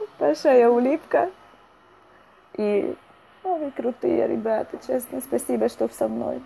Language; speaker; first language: Russian; non-native, fluent; Hungarian